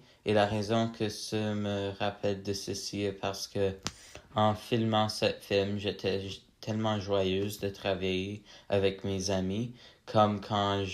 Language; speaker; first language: French; non-native, learner; English